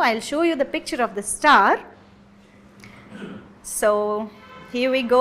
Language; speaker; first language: Telugu; native; Telugu